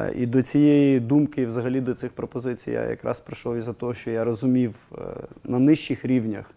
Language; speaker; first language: Ukrainian; non-native, local second language; Russian